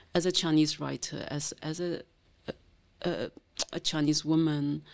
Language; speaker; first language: English; non-native, fluent; Chinese